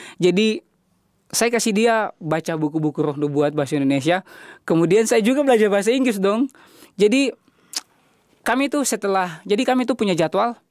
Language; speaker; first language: Indonesian; native; Indonesian